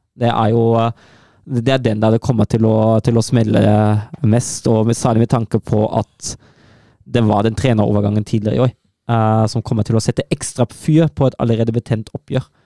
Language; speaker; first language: Norwegian; non-native, fluent; German